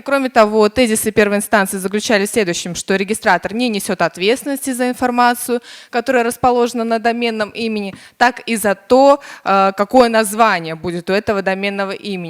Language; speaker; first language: Russian; native; Russian